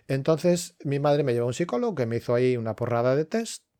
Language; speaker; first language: Spanish; non-native, local second language; Galician